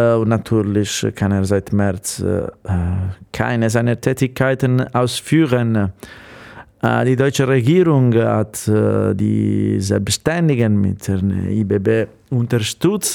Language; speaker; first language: German; non-native, fluent; Italian